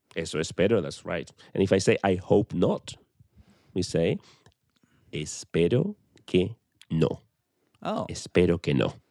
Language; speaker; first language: English; non-native, fluent; Spanish